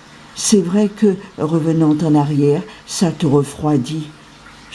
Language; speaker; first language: French; native; French